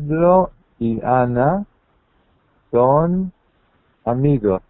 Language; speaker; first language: Spanish; non-native, learner; English